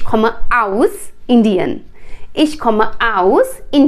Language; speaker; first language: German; non-native, learner; Hindi